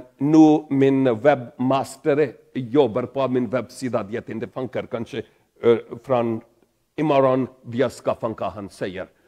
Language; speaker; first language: Swedish; non-native, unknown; Pahari-Potwari